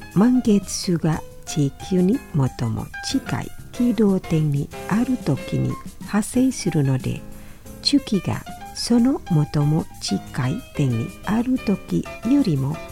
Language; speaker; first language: Japanese; non-native, fluent; Indonesian